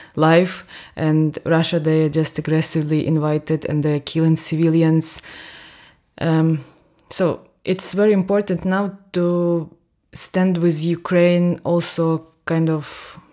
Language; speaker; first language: English; non-native, fluent; Ukrainian